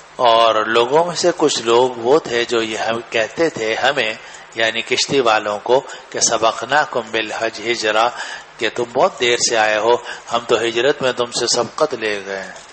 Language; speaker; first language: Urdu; native; Urdu